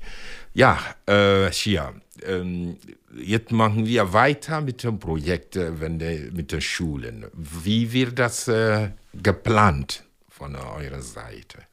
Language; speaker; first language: German; non-native, fluent; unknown